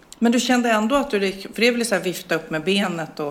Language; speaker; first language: Swedish; native; Swedish